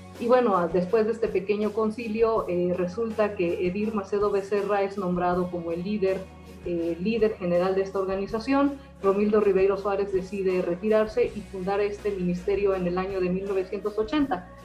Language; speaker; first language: Spanish; native; Spanish